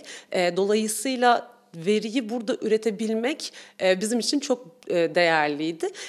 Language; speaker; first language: Turkish; native; Turkish